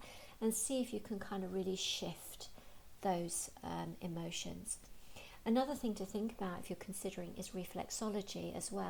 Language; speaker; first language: English; native; English